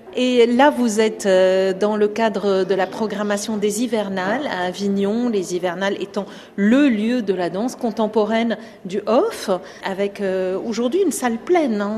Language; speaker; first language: French; native; French